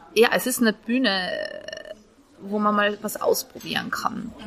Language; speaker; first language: German; native; German